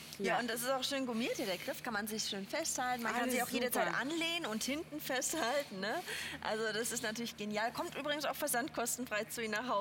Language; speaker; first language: German; native; German